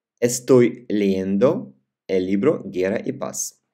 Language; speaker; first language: Spanish; non-native, fluent; Russian